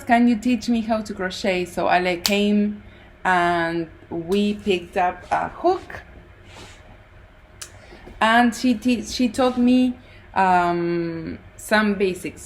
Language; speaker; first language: English; non-native, fluent; Spanish